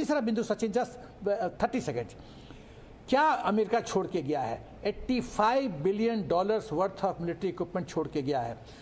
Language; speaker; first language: Hindi; native; Hindi